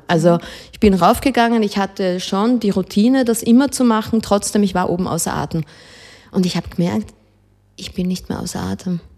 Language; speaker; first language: German; early bilingual, other home language; Spanish